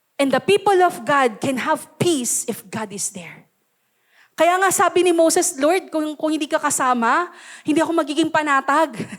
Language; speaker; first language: Filipino; native; Filipino